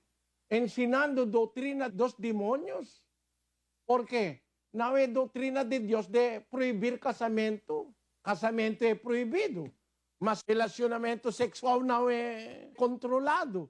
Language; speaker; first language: Portuguese; non-native, learner; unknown